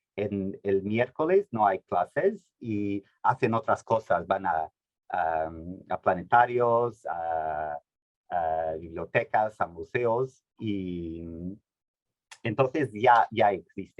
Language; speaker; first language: Spanish; non-native, fluent; Portuguese